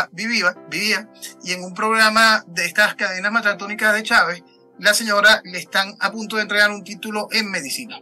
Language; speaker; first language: Spanish; native; Spanish